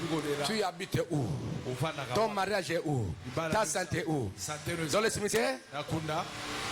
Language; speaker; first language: French; non-native, local second language; Lingala